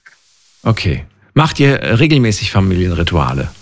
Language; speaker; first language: German; native; German